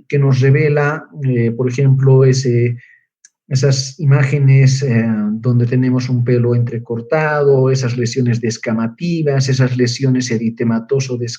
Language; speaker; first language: Spanish; native; Spanish